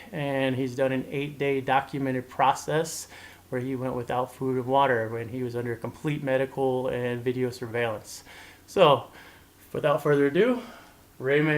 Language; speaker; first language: English; native; English